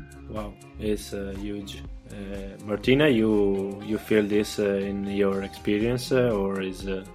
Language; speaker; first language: English; non-native, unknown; Italian